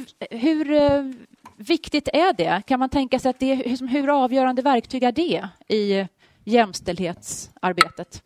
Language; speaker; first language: Swedish; native; Swedish